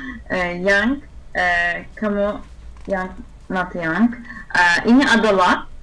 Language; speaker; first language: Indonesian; non-native, learner; Turkish